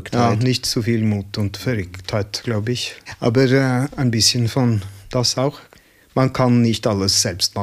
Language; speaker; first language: German; non-native, learner; Norwegian